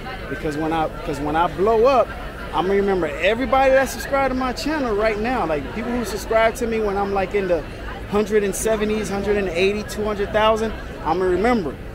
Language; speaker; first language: English; native; English